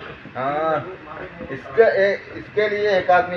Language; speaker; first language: Hindi; non-native, local second language; Malayalam